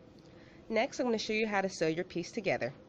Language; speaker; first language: English; native; English